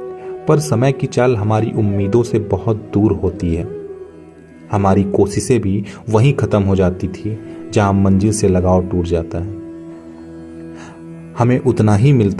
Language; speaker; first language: Hindi; native; Hindi